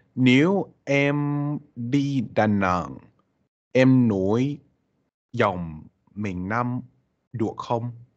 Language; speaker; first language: Vietnamese; non-native, learner; English